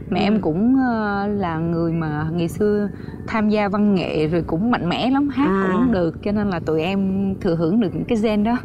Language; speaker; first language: Vietnamese; native; Vietnamese